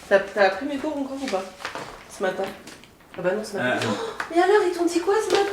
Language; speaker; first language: French; native; French